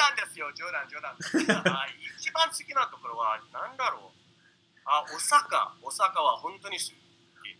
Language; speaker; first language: Japanese; non-native, learner; English